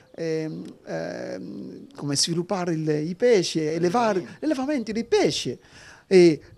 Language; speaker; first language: Italian; non-native, fluent; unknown